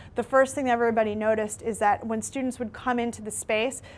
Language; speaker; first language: English; native; English